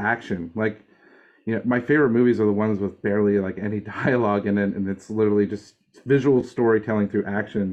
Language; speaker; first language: English; native; English